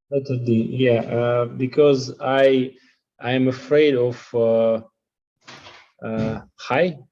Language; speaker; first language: English; non-native, learner; Russian